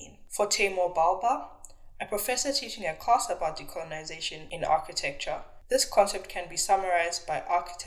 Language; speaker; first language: English; non-native, local second language; Akan